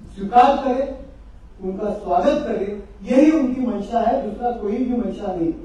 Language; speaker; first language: Hindi; non-native, local second language; Marathi